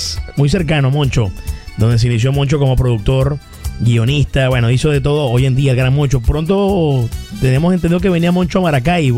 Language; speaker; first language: Spanish; native; Spanish